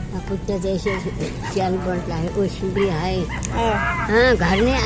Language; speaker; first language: Hindi; non-native, local second language; Nepali